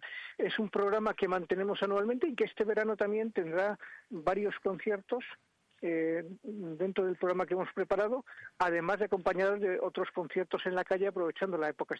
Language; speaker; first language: Spanish; native; Spanish